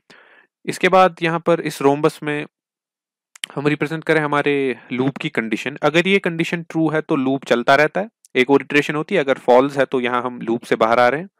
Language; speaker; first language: Hindi; non-native, local second language; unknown